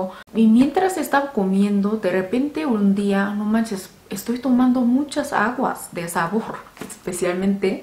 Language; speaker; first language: Spanish; non-native, fluent; Korean